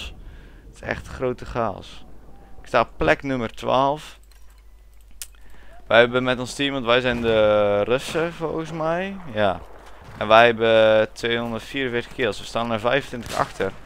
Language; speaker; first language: Dutch; native; Dutch